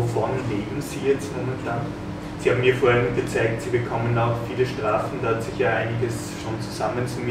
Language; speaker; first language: German; native; German